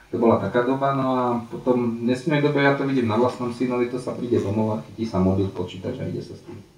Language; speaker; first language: Slovak; non-native, local second language; Hungarian